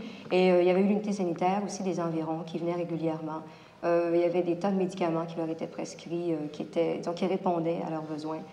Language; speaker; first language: French; native; French